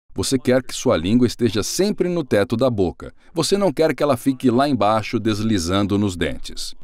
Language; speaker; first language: Portuguese; non-native, fluent; English